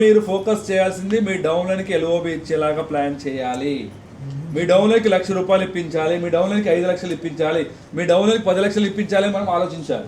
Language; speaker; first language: Telugu; native; Telugu